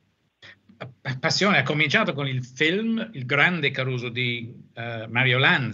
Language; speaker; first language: Italian; non-native, fluent; English